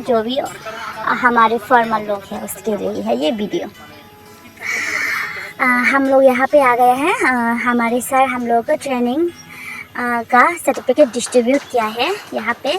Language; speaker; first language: Hindi; non-native, local second language; Bodo